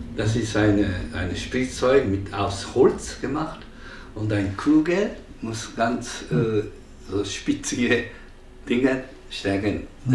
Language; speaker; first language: German; non-native, fluent; Japanese